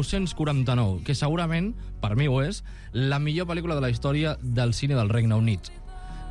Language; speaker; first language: Catalan; native; Catalan